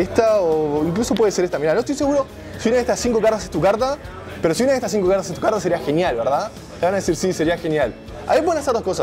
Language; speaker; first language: Spanish; native; Spanish